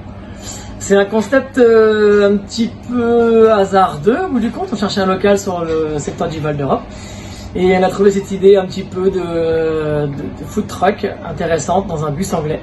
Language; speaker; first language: French; native; French